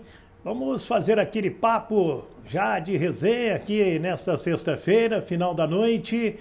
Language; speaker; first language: Portuguese; native; Portuguese